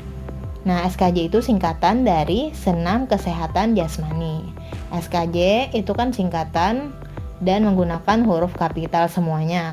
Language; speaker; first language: Indonesian; non-native, local second language; Banjar